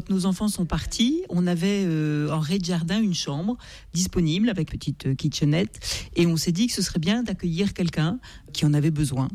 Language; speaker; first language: French; native; French